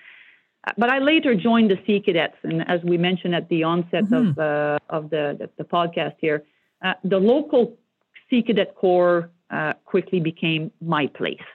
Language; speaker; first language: English; non-native, fluent; French